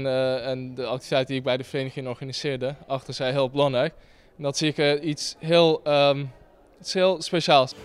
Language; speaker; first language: Dutch; early bilingual, other home language; Turkish